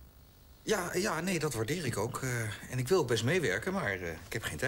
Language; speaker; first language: Dutch; native; Dutch